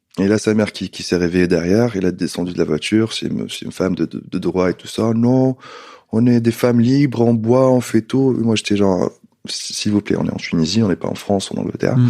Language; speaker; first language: French; non-native, local second language; Arabic